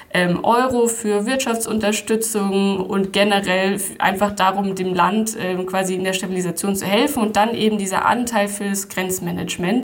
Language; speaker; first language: German; native; German